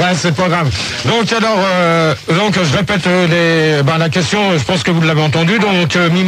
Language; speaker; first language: French; native; French